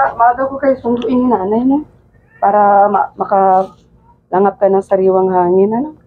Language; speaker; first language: Filipino; non-native, local second language; Cebuano